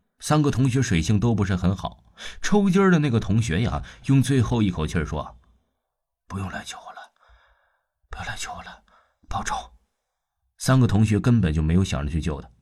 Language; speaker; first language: Chinese; non-native, local second language; Cantonese